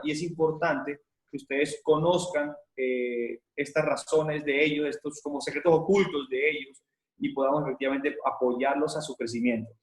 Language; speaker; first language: Spanish; native; Spanish